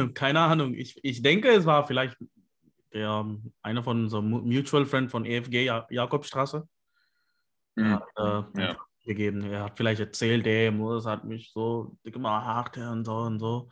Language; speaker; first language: German; non-native, fluent; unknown